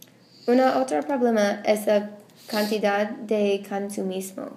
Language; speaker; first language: Spanish; non-native, learner; English